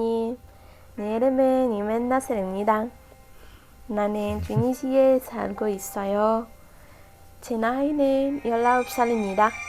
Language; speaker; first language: Korean; non-native, learner; Arabic